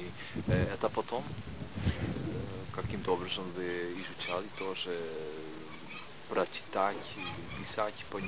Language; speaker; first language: Russian; non-native, fluent; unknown